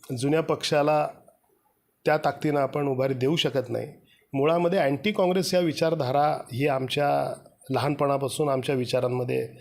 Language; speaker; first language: Marathi; native; Marathi